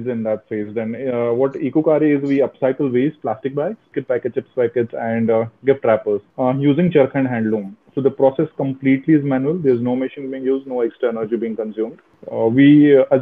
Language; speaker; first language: English; non-native, local second language; Kashmiri